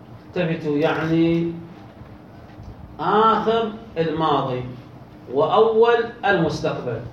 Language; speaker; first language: Arabic; native; Arabic